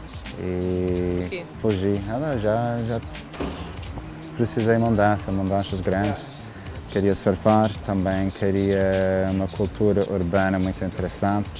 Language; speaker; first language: Portuguese; non-native, fluent; English